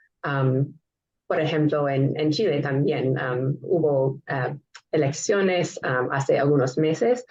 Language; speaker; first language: Spanish; non-native, fluent; English